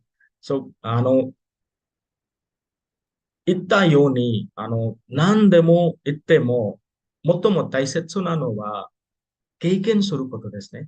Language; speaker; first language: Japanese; non-native, fluent; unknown